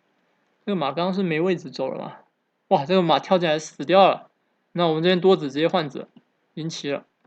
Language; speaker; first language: Chinese; native; Chinese